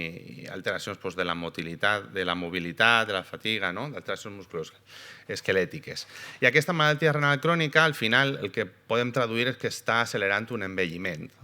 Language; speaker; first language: Catalan; native; Catalan